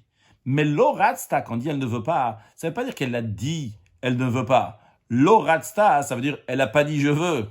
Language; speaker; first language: French; native; French